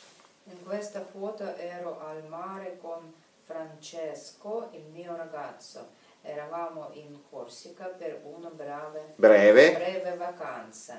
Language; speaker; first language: Italian; non-native, learner; Russian